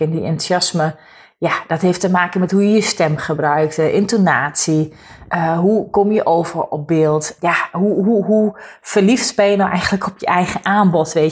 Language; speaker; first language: Dutch; native; Dutch